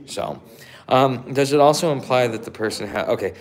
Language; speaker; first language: English; native; English